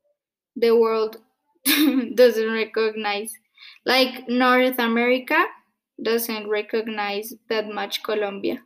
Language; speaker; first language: English; non-native, fluent; Spanish